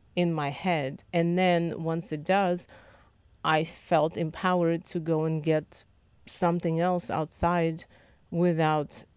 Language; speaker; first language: English; non-native, fluent; Lithuanian